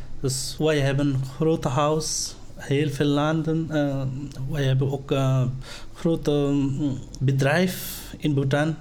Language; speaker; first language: Dutch; non-native, learner; Nepali